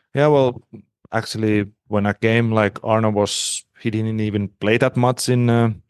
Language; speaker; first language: English; non-native, fluent; Finnish